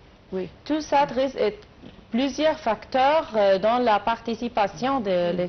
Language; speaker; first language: French; non-native, learner; Arabic